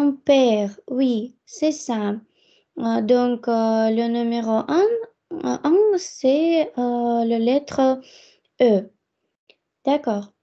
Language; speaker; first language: French; non-native, fluent; Russian